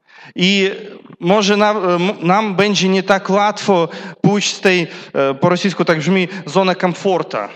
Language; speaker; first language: Polish; non-native, learner; Russian